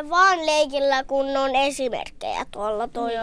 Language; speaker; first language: Finnish; early bilingual, heritage; Finnish